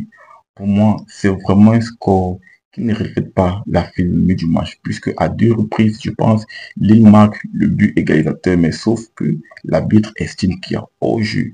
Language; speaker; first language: French; native; French